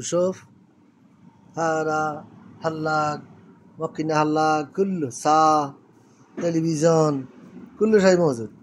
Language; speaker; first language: Arabic; non-native, learner; Bangla